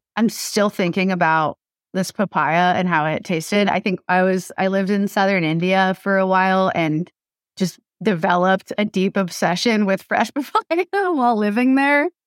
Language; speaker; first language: English; native; English